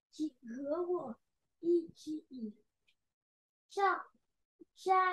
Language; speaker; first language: Chinese; non-native, learner; Vietnamese